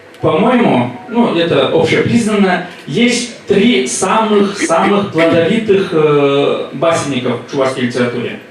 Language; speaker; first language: Russian; non-native, local second language; Chuvash